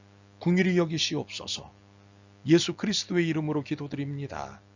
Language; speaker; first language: Korean; native; Korean